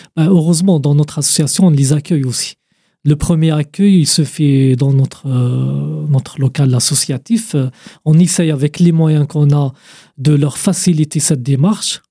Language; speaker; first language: French; non-native, fluent; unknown